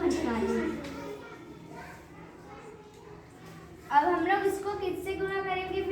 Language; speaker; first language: Hindi; native; Hindi